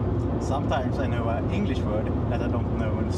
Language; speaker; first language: English; non-native, fluent; Swedish